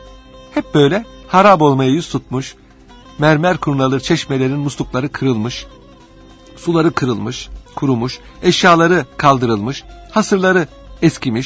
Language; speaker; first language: Turkish; native; Turkish